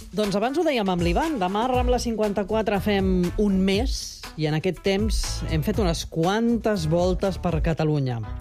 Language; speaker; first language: Catalan; native; Catalan